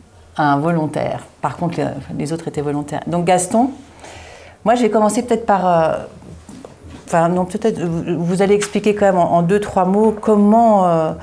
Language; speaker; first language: French; native; French